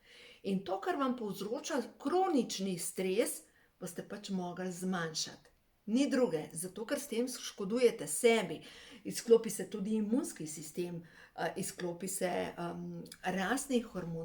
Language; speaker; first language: Slovenian; native; Slovenian